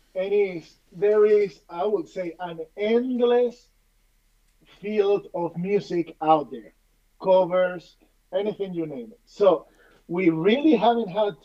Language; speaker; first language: English; non-native, fluent; Spanish